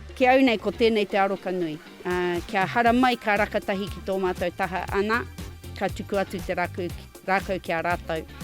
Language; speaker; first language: Māori; non-native, local second language; English